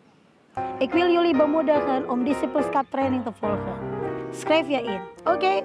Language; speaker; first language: Dutch; non-native, learner; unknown